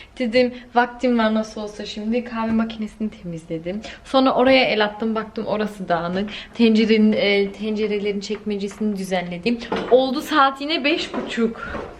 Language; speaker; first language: Turkish; early bilingual, heritage; Turkish